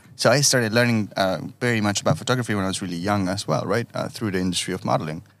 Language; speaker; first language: English; non-native, fluent; Spanish